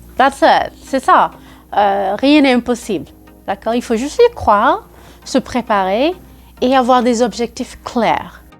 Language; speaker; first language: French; non-native, local second language; Wolof